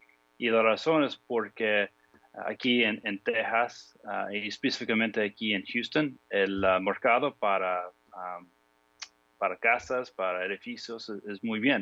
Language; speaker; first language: Spanish; non-native, fluent; English